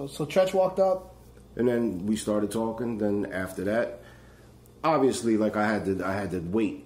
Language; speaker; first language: English; native; English